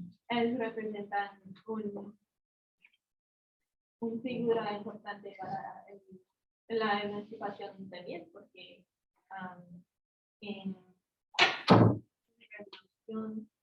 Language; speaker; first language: Spanish; non-native, learner; English